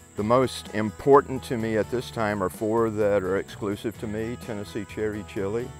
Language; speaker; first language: English; native; English